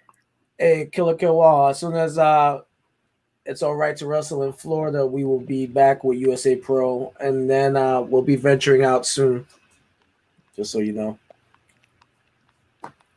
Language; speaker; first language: English; native; English